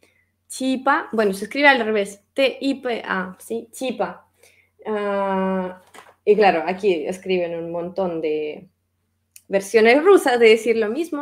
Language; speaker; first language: Spanish; non-native, fluent; Russian